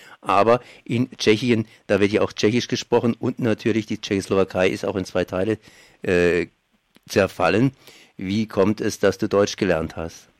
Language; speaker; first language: German; native; German